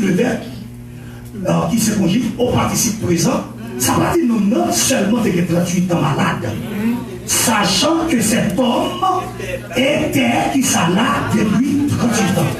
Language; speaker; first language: French; non-native, local second language; Haitian Creole